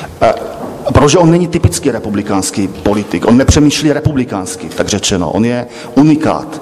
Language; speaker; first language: Czech; native; Czech